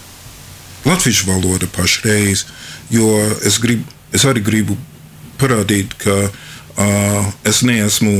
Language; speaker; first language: Latvian; non-native, fluent; English